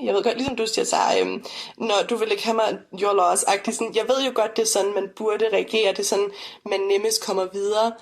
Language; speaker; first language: Danish; native; Danish